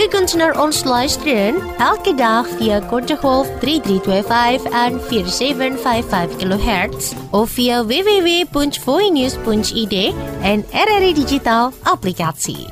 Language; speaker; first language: Dutch; non-native, fluent; Indonesian